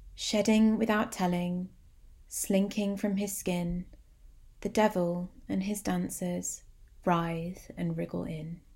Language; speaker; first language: English; native; English